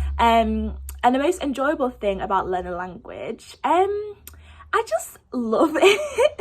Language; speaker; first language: English; native; English